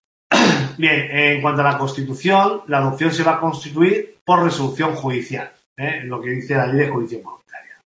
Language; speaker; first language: Spanish; native; Spanish